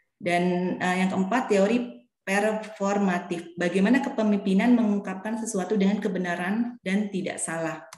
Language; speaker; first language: Indonesian; native; Indonesian